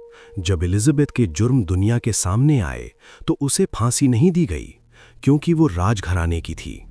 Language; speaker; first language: Hindi; native; Hindi